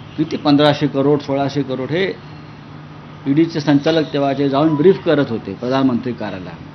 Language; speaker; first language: Marathi; native; Marathi